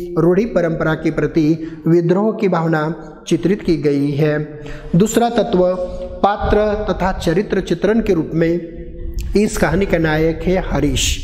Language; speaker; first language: Hindi; non-native, local second language; Marathi